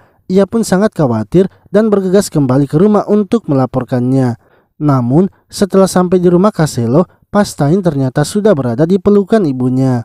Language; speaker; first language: Indonesian; native; Indonesian